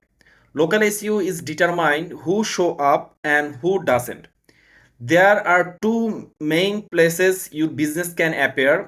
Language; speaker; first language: English; non-native, learner; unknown